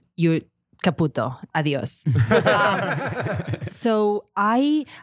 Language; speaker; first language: English; non-native, fluent; Catalan